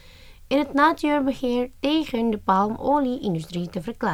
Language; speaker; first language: Dutch; non-native, fluent; Indonesian